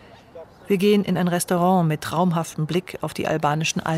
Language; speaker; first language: German; native; German